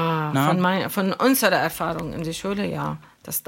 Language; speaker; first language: German; non-native, fluent; Arabic